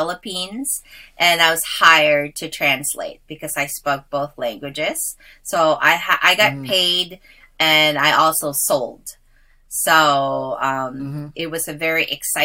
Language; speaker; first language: English; early bilingual, other home language; Filipino